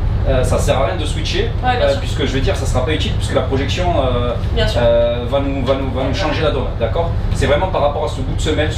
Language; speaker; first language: French; native; French